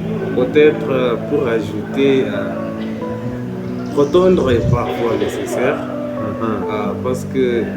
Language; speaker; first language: French; non-native, learner; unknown